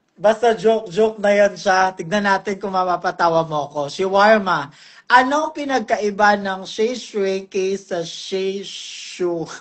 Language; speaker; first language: Filipino; non-native, local second language; Cebuano